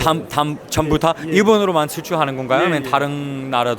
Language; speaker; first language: Korean; early bilingual, heritage; Korean